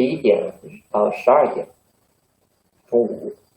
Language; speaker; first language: Chinese; non-native, fluent; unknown